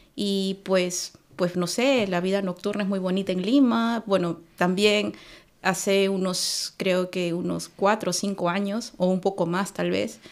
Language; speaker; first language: Spanish; native; Spanish